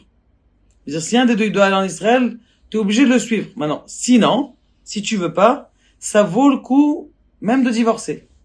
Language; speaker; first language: French; native; French